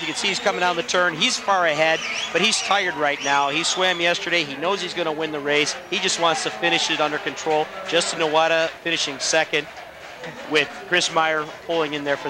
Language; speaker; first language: English; native; English